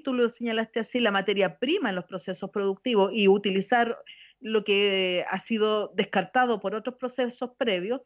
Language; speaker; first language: Spanish; native; Spanish